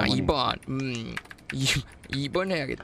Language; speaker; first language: Korean; native; Korean